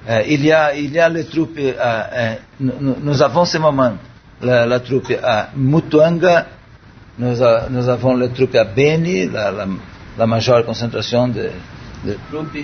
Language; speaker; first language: French; non-native, learner; Portuguese